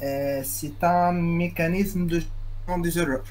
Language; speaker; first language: French; non-native, local second language; Arabic